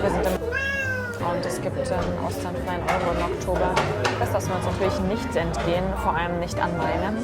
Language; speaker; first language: German; native; German